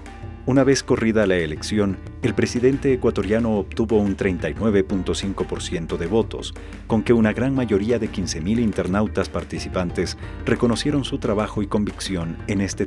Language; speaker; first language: Spanish; native; Spanish